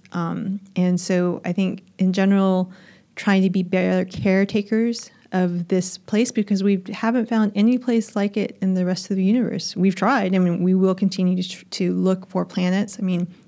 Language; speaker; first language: English; native; English